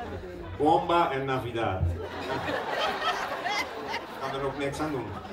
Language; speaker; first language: Spanish; non-native, fluent; Papiamento